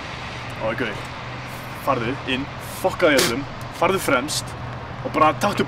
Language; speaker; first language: Icelandic; native; Icelandic